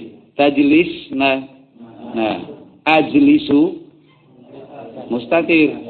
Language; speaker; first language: Arabic; non-native, fluent; Javanese